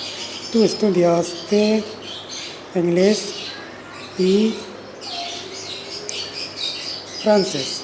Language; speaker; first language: Spanish; non-native, learner; Urdu